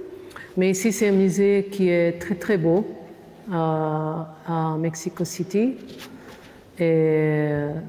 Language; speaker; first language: French; non-native, fluent; Portuguese